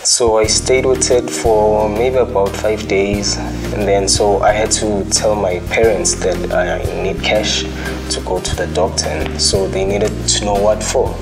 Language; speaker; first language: English; non-native, local second language; Zulu